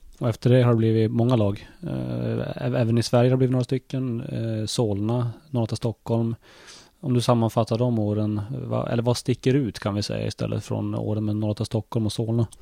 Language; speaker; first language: Swedish; native; Swedish